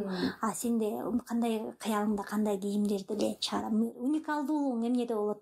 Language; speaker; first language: Kyrgyz; native; Kyrgyz